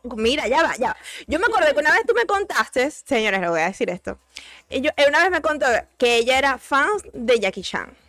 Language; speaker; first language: Spanish; native; Spanish